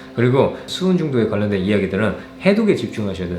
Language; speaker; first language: Korean; native; Korean